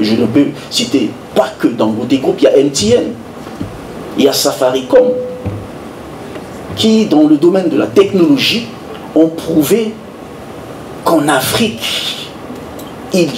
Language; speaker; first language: French; non-native, local second language; Sango